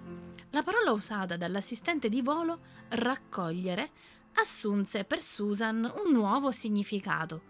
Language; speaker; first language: Italian; native; Italian